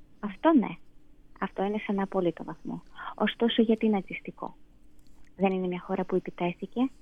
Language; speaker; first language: Greek; non-native, fluent; Russian